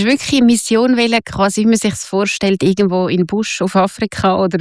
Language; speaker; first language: German; native; German